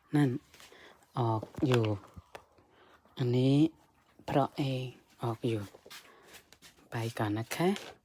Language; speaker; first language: Thai; native; Thai